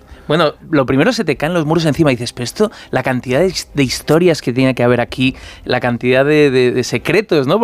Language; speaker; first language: Spanish; native; Spanish